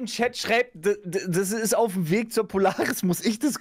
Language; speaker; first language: German; native; German